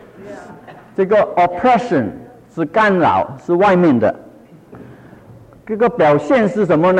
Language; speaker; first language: Chinese; non-native, local second language; Cantonese